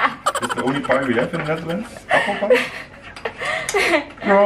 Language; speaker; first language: English; non-native, learner; Dutch